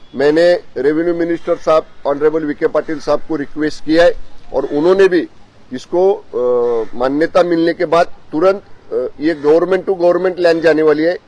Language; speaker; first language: Hindi; non-native, local second language; Marathi